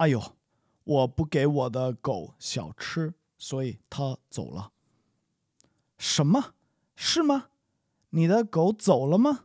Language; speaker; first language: Chinese; non-native, fluent; English